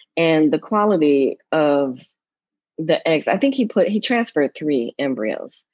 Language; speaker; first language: English; native; English